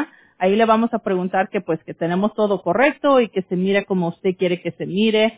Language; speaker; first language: Spanish; early bilingual, heritage; Spanish